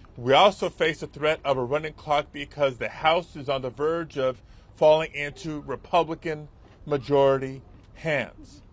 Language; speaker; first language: English; early bilingual, other home language; Spanish